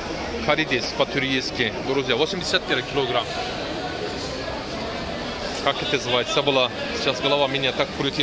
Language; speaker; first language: Russian; non-native, learner; Turkish